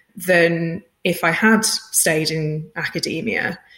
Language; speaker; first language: English; native; English